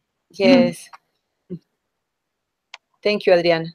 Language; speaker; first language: English; non-native, learner; Spanish